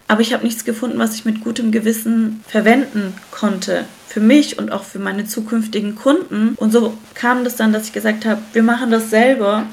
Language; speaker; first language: German; early bilingual, other home language; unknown